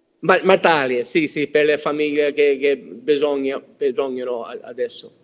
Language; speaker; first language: Italian; early bilingual, heritage; English